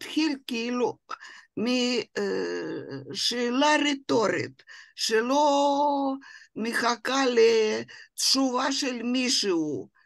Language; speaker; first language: Hebrew; non-native, fluent; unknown